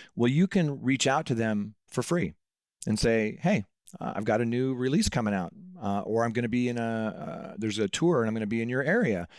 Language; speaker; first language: English; native; English